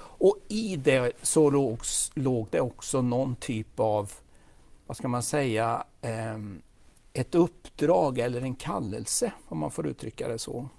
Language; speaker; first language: Swedish; native; Swedish